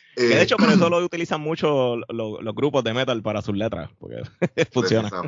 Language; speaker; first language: Spanish; native; Spanish